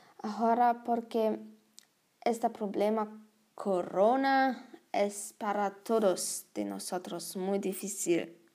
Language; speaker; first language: Spanish; non-native, learner; German